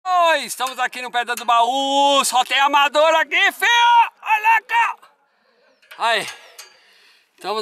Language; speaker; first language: Portuguese; native; Portuguese